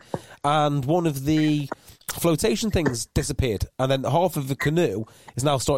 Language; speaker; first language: English; native; English